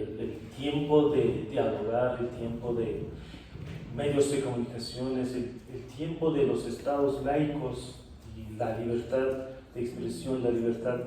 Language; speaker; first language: Spanish; non-native, fluent; Persian